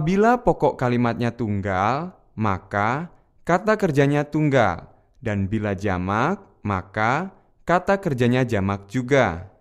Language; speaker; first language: Indonesian; native; Indonesian